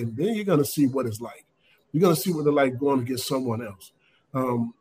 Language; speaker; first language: English; native; English